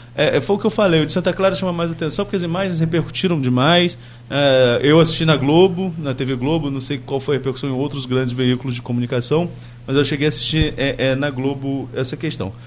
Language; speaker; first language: Portuguese; native; Portuguese